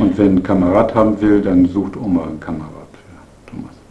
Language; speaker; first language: German; native; German